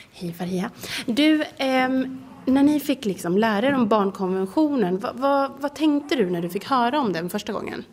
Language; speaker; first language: Swedish; native; Swedish